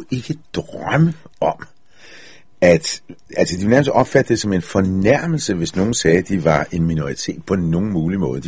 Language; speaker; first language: Danish; non-native, fluent; Hebrew